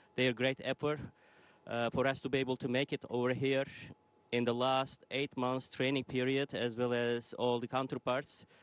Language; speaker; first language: English; non-native, fluent; Turkish